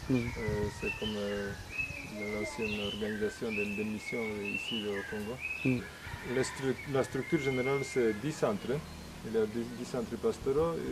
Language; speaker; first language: French; non-native, fluent; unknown